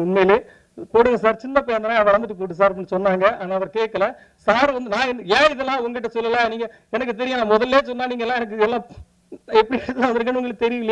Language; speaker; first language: Tamil; native; Tamil